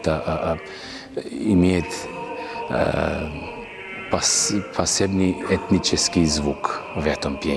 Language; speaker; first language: Russian; non-native, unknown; Serbian